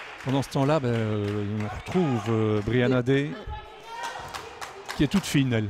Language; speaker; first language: French; native; French